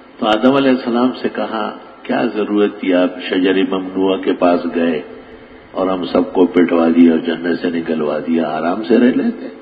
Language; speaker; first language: Urdu; non-native, local second language; Pashto